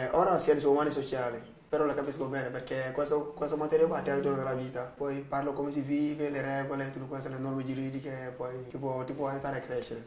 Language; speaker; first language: Italian; non-native, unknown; Wolof